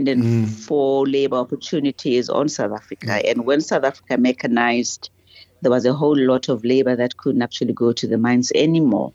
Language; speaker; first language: English; non-native, local second language; Southern Sotho